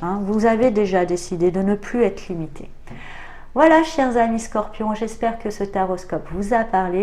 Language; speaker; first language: French; native; French